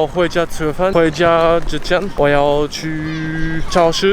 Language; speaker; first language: Chinese; non-native, learner; French